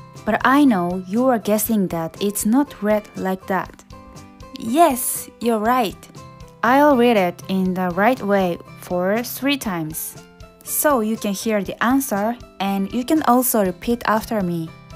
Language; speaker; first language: English; non-native, fluent; Japanese